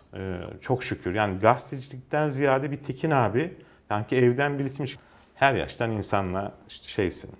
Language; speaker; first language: Turkish; native; Turkish